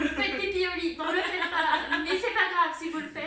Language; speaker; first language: French; native; French